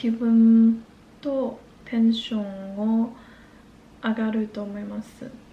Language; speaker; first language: Japanese; non-native, fluent; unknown